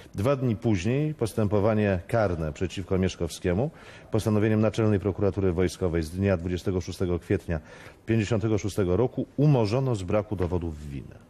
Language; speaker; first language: Polish; native; Polish